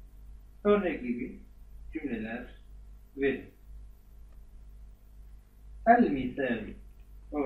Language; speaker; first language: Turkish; non-native, fluent; Arabic